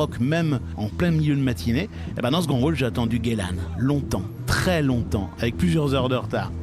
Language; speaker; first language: French; native; French